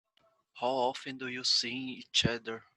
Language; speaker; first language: English; non-native, learner; Portuguese